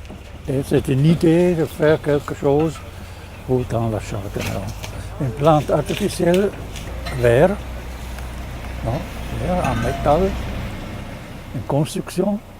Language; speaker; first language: French; non-native, fluent; German